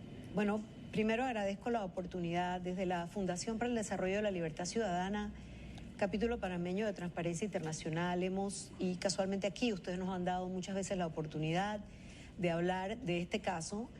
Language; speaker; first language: Spanish; native; Spanish